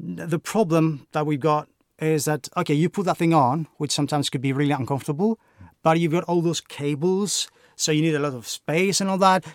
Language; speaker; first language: English; non-native, fluent; Greek